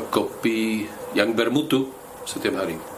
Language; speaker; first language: Indonesian; non-native, fluent; Slovak